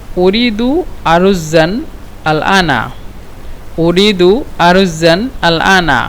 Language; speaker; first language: Egyptian Arabic; non-native, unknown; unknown